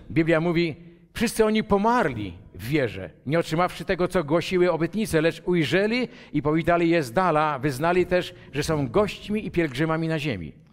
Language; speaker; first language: Polish; native; Polish